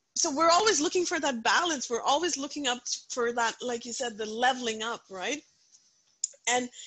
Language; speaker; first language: English; non-native, local second language; Punjabi